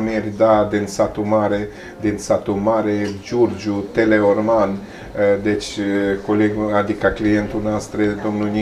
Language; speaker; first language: Romanian; non-native, learner; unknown